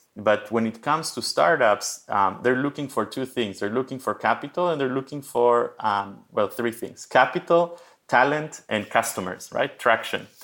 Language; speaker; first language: English; early bilingual, other home language; Spanish